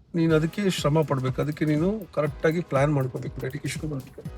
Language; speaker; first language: Kannada; non-native, local second language; Tulu